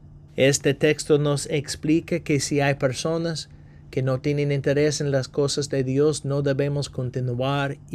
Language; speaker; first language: Spanish; non-native, fluent; English